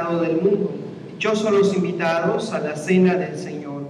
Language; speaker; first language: Spanish; native; Spanish